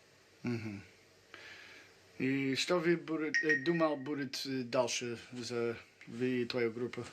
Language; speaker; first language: Russian; non-native, learner; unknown